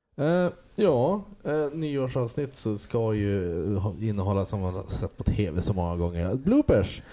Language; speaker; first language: Swedish; native; Swedish